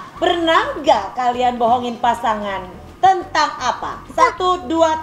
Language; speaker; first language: Indonesian; native; Indonesian